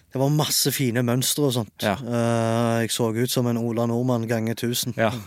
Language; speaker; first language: Norwegian; early bilingual, other home language; Arabic